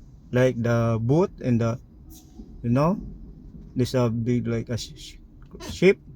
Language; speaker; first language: English; non-native, learner; Nepali